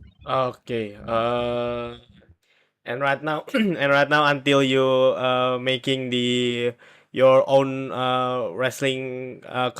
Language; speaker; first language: English; non-native, learner; Indonesian